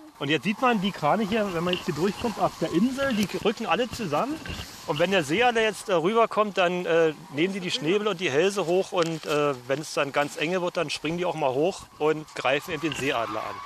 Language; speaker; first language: German; native; German